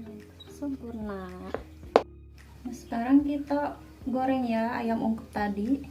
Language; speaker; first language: Indonesian; native; Indonesian